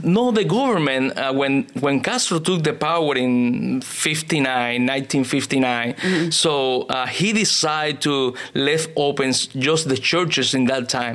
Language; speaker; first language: English; non-native, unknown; Spanish